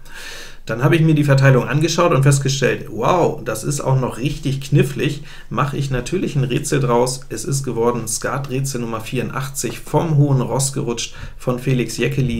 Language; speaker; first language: German; native; German